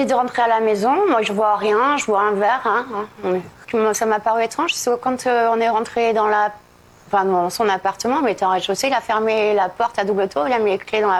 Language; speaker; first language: French; native; French